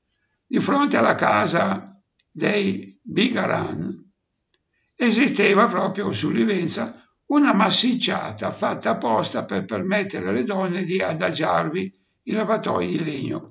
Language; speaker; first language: Italian; native; Italian